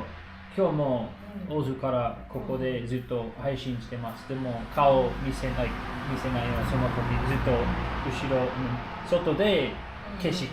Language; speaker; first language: Japanese; non-native, learner; English